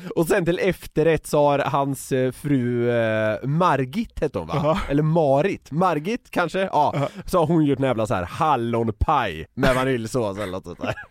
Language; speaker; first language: Swedish; native; Swedish